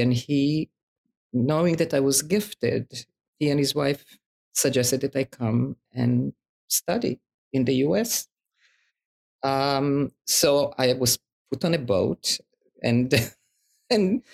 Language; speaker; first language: English; non-native, fluent; Hebrew